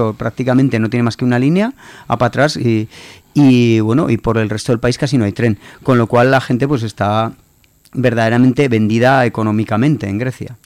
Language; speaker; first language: Spanish; native; Spanish